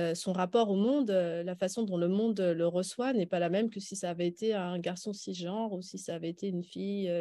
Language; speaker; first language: French; native; French